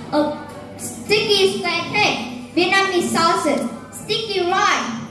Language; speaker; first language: English; non-native, fluent; Vietnamese